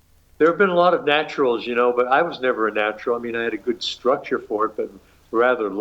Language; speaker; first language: English; native; English